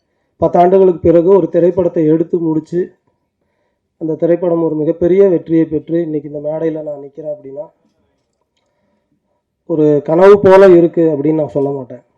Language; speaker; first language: Tamil; native; Tamil